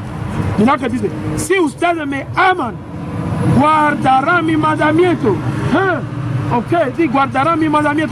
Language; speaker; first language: Spanish; non-native, learner; English